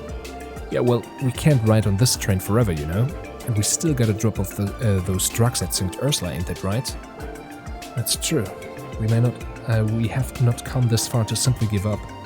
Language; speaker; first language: English; non-native, fluent; German